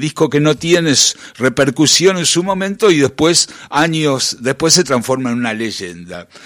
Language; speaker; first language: Spanish; native; Spanish